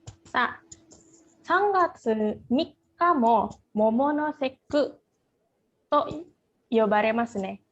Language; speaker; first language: Japanese; non-native, fluent; Indonesian